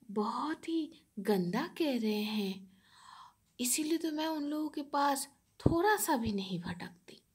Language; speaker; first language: Hindi; non-native, local second language; Bangla